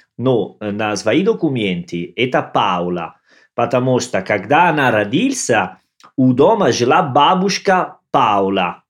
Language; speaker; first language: Russian; non-native, learner; Italian